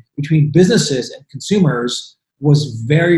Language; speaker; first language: English; native; English